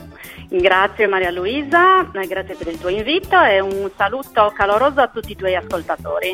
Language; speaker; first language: Italian; native; Italian